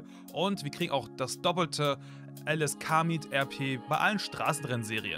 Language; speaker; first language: German; native; German